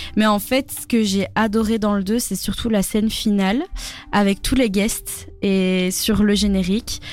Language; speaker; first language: French; native; French